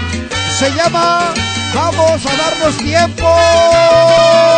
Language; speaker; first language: Spanish; native; Spanish